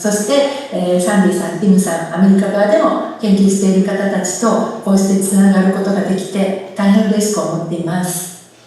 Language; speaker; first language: Japanese; native; Japanese